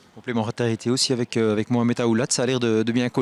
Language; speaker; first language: French; native; French